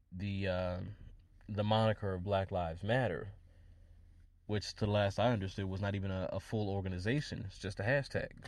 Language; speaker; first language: English; native; English